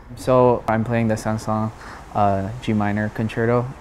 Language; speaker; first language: English; native; English